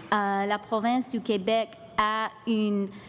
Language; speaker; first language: French; non-native, local second language; English